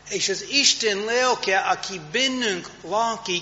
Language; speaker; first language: Hungarian; non-native, fluent; English